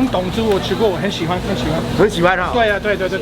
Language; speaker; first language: Chinese; non-native, fluent; English